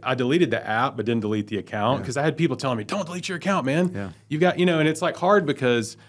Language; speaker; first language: English; native; English